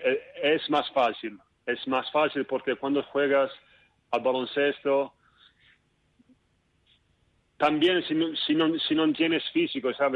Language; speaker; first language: Spanish; non-native, fluent; Italian